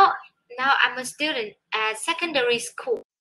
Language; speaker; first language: English; non-native, learner; Vietnamese